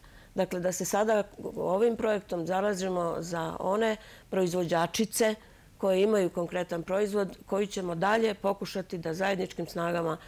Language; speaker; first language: Serbian; native; Serbian